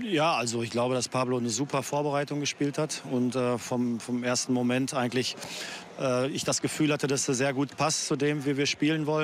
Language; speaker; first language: German; native; German